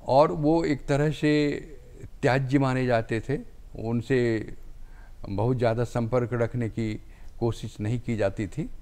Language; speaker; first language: Hindi; native; Hindi